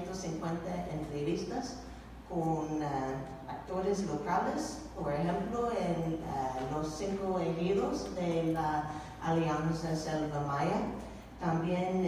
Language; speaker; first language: Spanish; non-native, learner; English